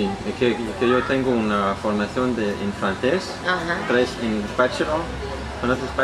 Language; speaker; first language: Spanish; non-native, learner; Danish